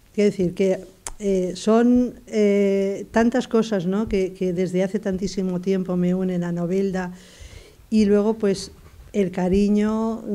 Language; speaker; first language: Spanish; native; Spanish